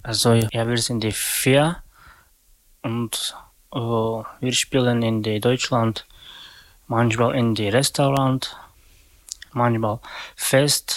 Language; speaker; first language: German; non-native, learner; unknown